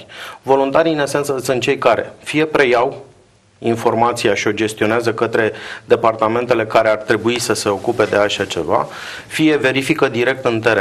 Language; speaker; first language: Romanian; native; Romanian